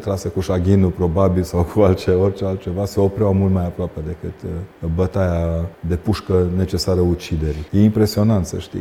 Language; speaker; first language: Romanian; native; Romanian